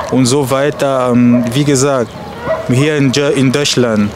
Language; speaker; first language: German; non-native, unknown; French